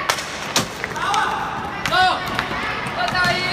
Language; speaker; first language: Chinese; native; Chinese